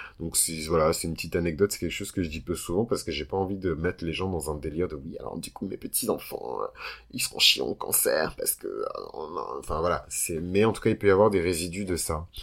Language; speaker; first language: French; early bilingual, other home language; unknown